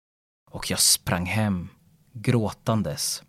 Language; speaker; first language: Swedish; early bilingual, other home language; Lingala